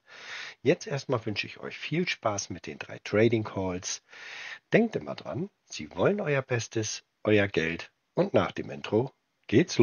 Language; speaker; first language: German; native; German